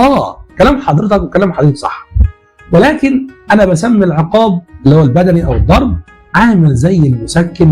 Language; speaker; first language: Arabic; native; Arabic